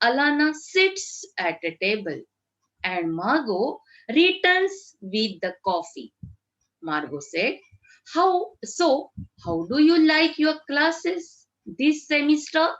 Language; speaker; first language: English; non-native, local second language; Marathi